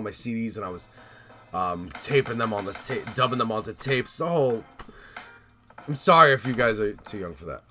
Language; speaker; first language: English; native; English